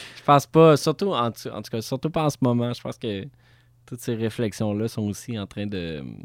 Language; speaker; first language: French; native; French